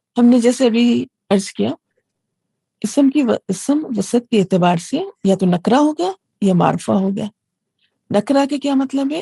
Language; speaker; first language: Urdu; native; Urdu